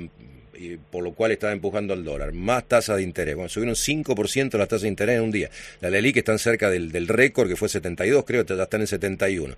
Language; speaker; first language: Spanish; native; Spanish